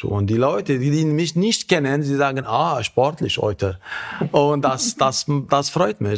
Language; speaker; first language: German; non-native, fluent; Arabic